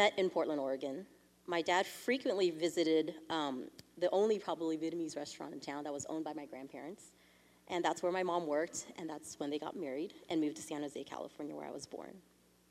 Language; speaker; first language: English; early bilingual, other home language; Vietnamese